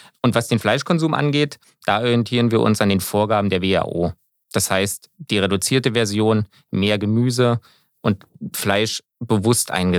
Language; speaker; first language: German; native; German